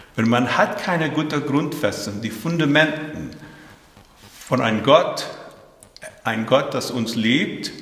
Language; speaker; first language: German; early bilingual, heritage; German